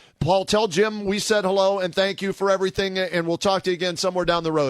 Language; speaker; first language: English; native; English